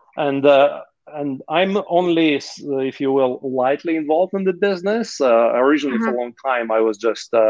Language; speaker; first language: English; non-native, fluent; Russian